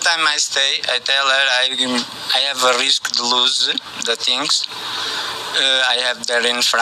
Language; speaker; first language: English; non-native, learner; Portuguese